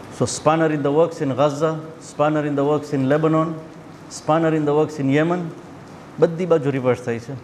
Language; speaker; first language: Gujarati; early bilingual, heritage; Gujarati